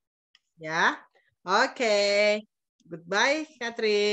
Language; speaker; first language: English; non-native, fluent; Indonesian